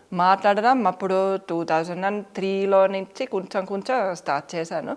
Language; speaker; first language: Telugu; non-native, fluent; Finnish